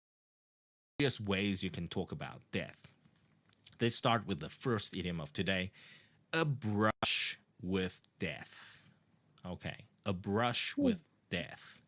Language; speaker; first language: English; non-native, fluent; Chinese